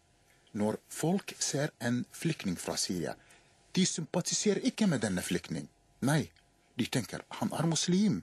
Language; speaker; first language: Norwegian; non-native, fluent; Arabic